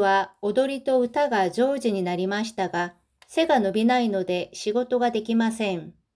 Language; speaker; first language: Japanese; non-native, local second language; Korean